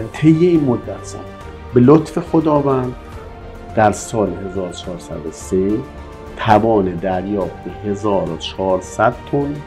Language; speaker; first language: Persian; native; Persian